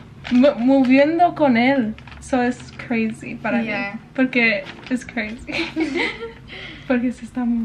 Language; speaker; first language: Spanish; early bilingual, heritage; English